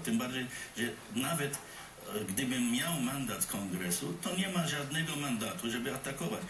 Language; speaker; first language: Polish; non-native, fluent; Arabic